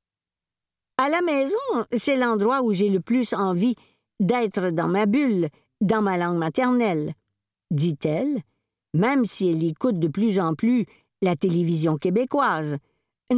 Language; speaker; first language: French; native; French